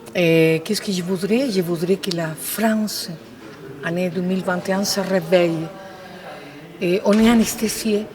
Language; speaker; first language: French; non-native, fluent; Spanish